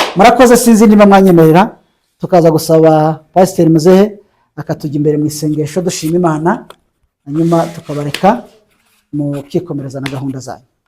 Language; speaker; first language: Kinyarwanda; native; Kinyarwanda